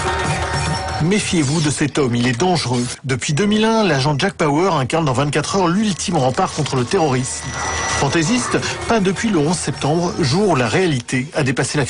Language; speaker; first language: French; native; French